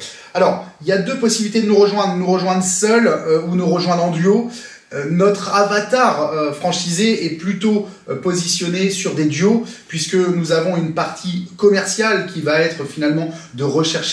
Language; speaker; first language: French; native; French